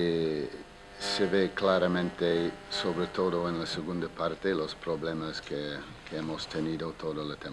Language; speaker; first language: Spanish; non-native, fluent; English